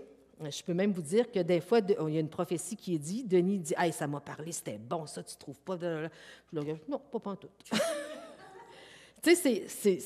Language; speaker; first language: French; native; French